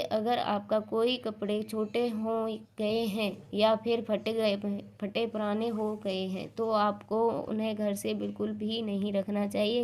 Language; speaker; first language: Hindi; native; Hindi